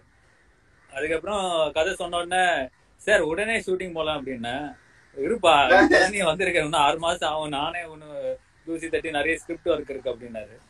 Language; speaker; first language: Tamil; native; Tamil